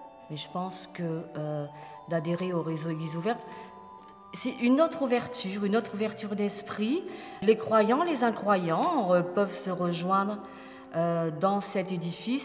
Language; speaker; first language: French; native; French